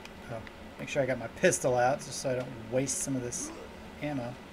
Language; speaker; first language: English; native; English